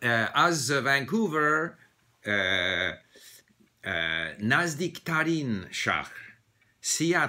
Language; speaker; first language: Persian; non-native, learner; English